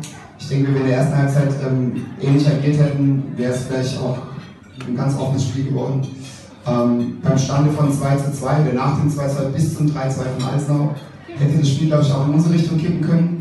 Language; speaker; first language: German; native; German